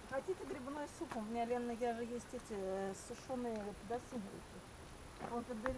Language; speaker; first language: Russian; native; Russian